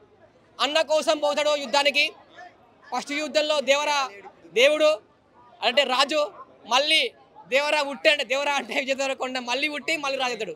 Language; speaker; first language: Telugu; native; Telugu